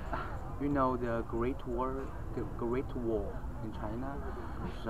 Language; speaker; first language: English; non-native, learner; Chinese